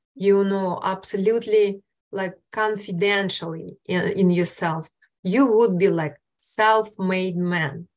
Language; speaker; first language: English; non-native, fluent; Russian